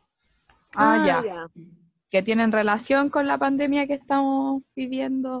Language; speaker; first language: Spanish; native; Spanish